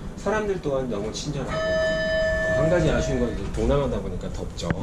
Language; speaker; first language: Korean; native; Korean